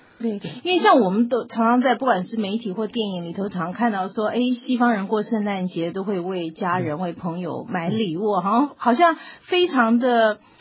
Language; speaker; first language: Chinese; native; Chinese